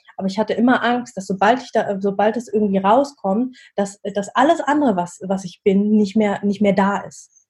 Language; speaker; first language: German; early bilingual, other home language; Vietnamese